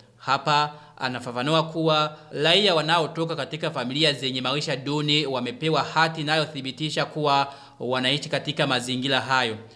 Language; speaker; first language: Swahili; non-native, local second language; Rundi